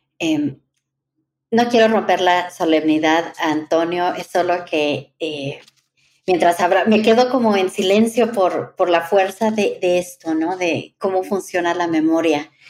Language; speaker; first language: Spanish; native; Spanish